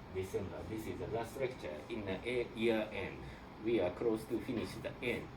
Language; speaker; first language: English; non-native, learner; Japanese